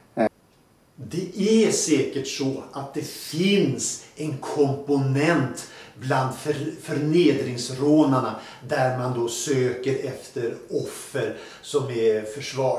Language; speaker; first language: Swedish; native; Swedish